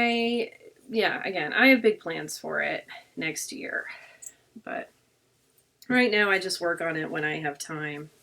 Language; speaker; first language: English; native; English